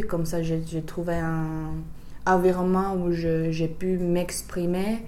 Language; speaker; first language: French; non-native, fluent; Finnish